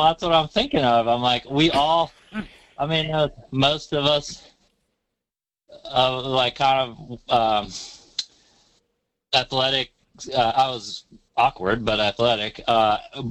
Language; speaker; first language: English; native; English